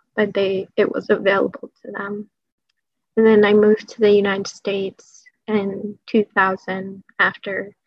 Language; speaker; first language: English; early bilingual, other home language; Persian